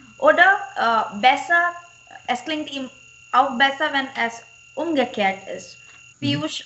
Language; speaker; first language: German; non-native, fluent; Marathi